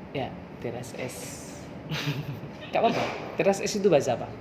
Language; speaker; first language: Indonesian; native; Indonesian